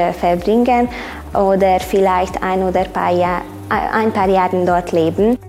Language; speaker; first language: German; non-native, fluent; Hungarian